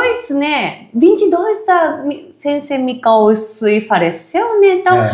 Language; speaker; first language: Portuguese; non-native, fluent; Japanese